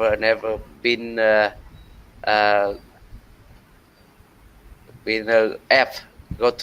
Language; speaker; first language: English; non-native, learner; Vietnamese